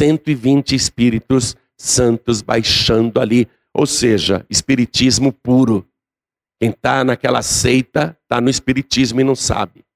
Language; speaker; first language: Portuguese; native; Portuguese